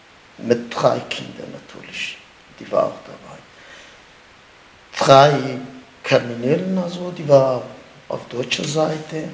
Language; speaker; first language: German; non-native, learner; Kurdish